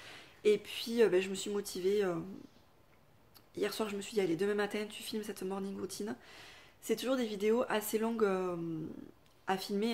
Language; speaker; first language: French; native; French